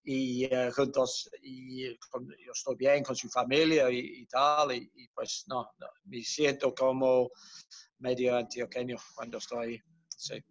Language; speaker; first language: Spanish; non-native, fluent; Dutch